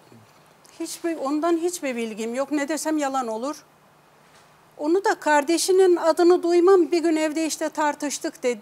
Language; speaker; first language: Turkish; native; Turkish